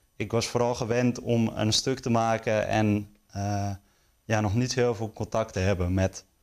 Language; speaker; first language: Dutch; native; Dutch